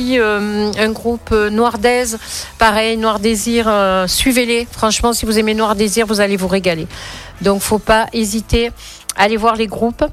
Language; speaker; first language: French; native; French